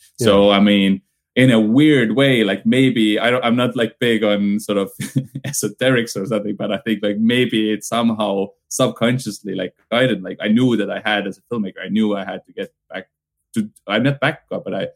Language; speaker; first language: English; non-native, fluent; Estonian